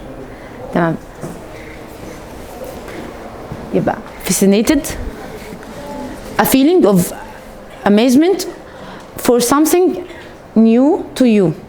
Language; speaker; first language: English; non-native, fluent; Arabic